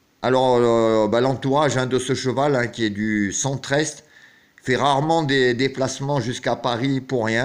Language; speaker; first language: French; native; French